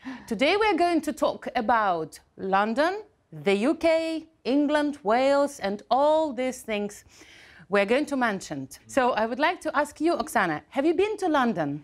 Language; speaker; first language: English; non-native, fluent; Ukrainian